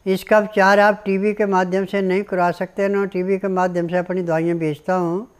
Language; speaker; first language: Hindi; native; Hindi